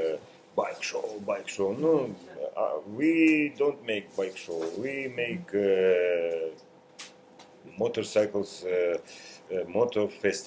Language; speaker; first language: English; non-native, learner; Russian